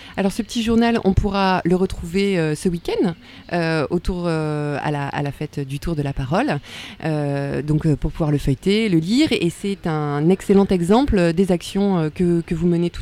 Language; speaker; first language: French; native; French